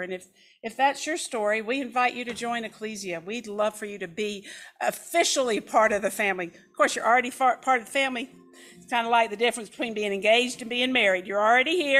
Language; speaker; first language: English; native; English